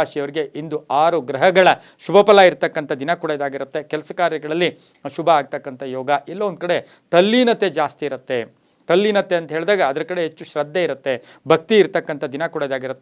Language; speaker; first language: Kannada; native; Kannada